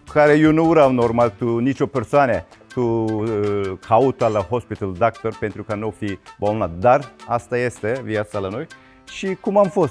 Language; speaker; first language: Romanian; non-native, learner; Turkish